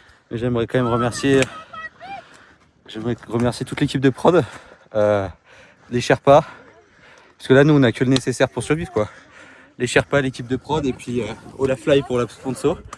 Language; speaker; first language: French; native; French